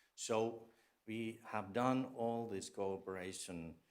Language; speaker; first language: English; non-native, fluent; Finnish